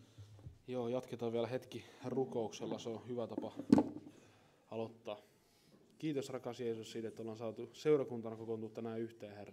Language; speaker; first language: Finnish; native; Finnish